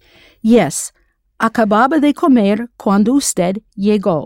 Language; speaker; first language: Spanish; non-native, fluent; English